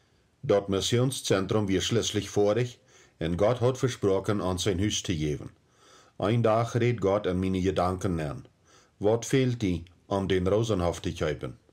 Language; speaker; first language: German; early bilingual, heritage; Plautdietsch